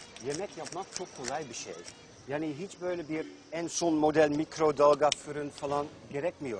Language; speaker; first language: Turkish; non-native, fluent; Dutch